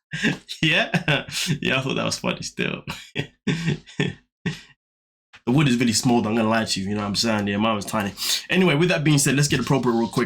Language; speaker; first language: English; native; English